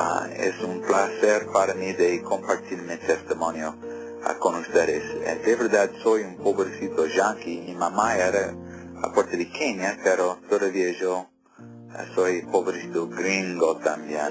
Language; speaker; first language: Spanish; non-native, fluent; English